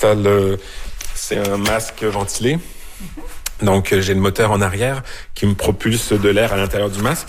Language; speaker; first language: French; native; French